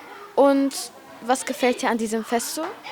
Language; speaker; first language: German; early bilingual, other home language; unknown